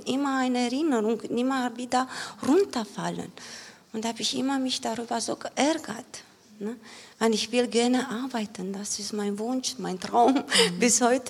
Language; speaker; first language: German; non-native, learner; Romanian